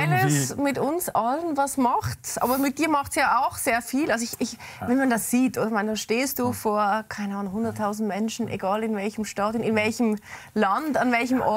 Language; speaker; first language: German; native; German